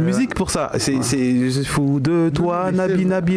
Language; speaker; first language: French; native; French